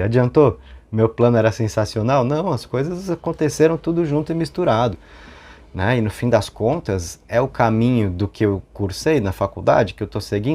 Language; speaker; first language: Portuguese; native; Portuguese